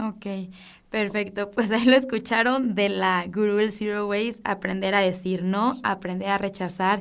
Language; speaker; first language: Spanish; native; Spanish